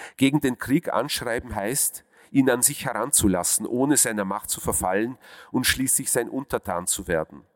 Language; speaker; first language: German; early bilingual, other home language; Russian